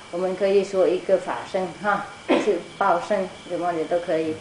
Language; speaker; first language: Chinese; non-native, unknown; Vietnamese